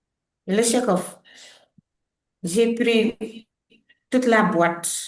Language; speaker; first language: French; non-native, learner; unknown